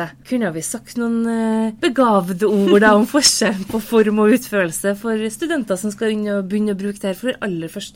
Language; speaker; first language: Norwegian; native; Norwegian